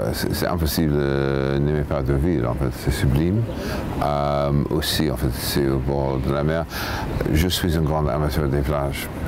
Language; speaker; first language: French; non-native, fluent; English